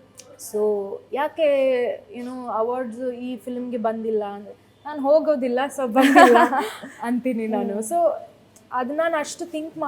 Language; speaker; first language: Kannada; non-native, local second language; Malayalam